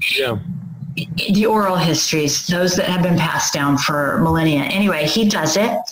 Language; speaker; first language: English; native; English